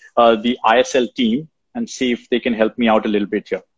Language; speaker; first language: English; non-native, local second language; Hindi